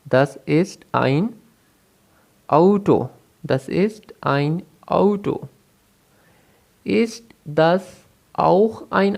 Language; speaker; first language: German; non-native, fluent; Urdu